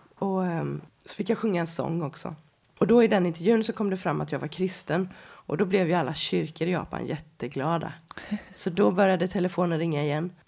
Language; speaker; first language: Swedish; native; Swedish